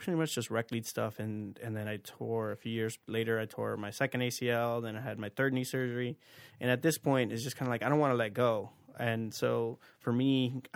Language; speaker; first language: English; native; English